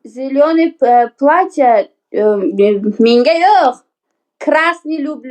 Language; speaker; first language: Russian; non-native, learner; Uzbek